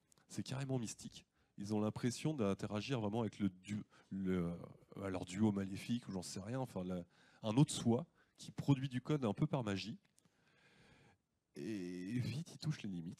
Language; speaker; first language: French; native; French